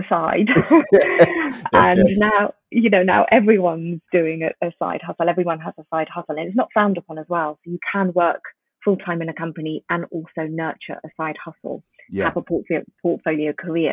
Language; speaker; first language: English; early bilingual, other home language; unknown